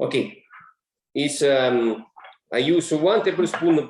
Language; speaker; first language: English; non-native, learner; Italian